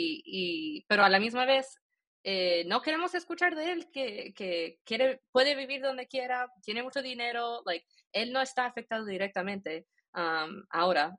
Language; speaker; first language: Spanish; early bilingual, heritage; Spanish